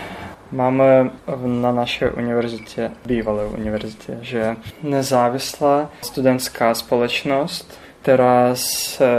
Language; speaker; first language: Czech; non-native, learner; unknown